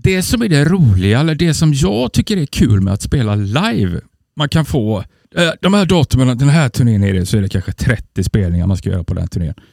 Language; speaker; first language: Swedish; native; Swedish